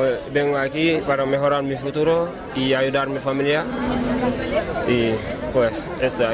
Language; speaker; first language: Spanish; non-native, learner; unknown